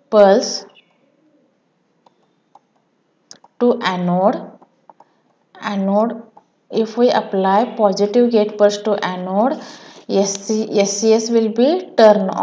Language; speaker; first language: English; non-native, local second language; Marathi